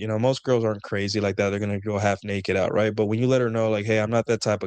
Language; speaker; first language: English; native; English